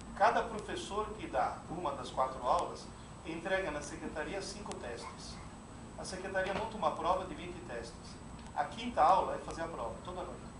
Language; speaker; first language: Portuguese; non-native, fluent; Italian